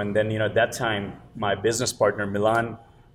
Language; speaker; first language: English; non-native, local second language; Gujarati